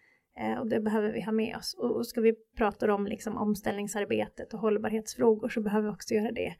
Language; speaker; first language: Swedish; native; Swedish